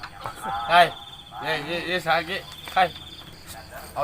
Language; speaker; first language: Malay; non-native, local second language; Sundanese